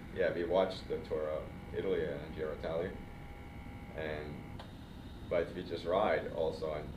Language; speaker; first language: English; non-native, fluent; Swedish